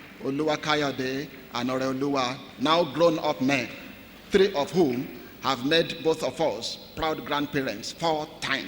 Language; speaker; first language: English; non-native, local second language; Yoruba